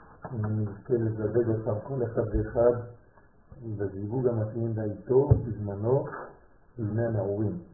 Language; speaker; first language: Hebrew; native; Hebrew